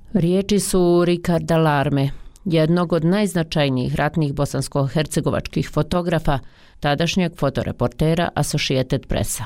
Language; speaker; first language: Croatian; native; Croatian